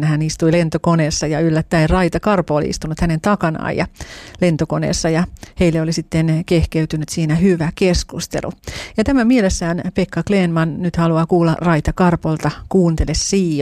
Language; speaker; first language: Finnish; native; Finnish